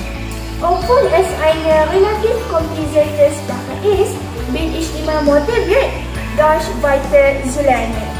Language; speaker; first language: German; non-native, learner; Malay